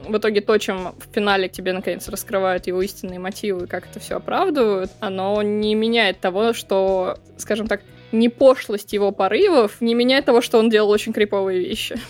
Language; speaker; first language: Russian; native; Russian